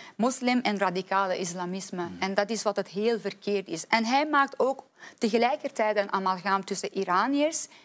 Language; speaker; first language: Dutch; non-native, fluent; Persian